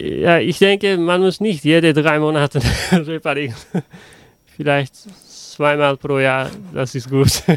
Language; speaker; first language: German; non-native, learner; Uzbek